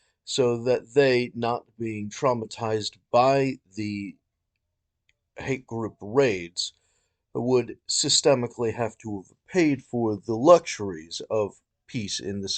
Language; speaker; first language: English; native; English